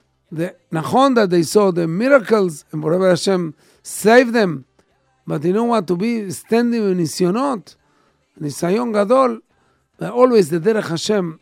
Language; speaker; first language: English; non-native, fluent; Hebrew